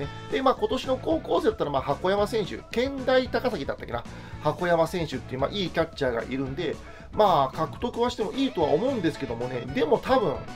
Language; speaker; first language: Japanese; native; Japanese